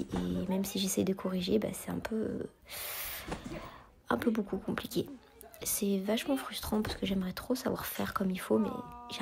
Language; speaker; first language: French; native; French